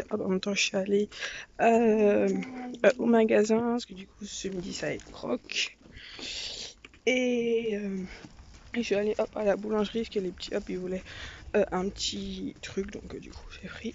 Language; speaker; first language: French; native; French